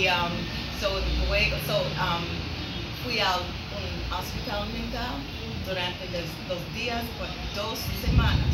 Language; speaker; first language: Spanish; non-native, learner; English